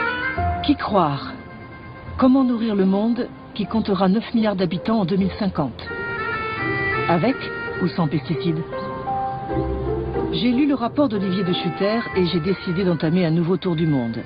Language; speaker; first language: French; native; French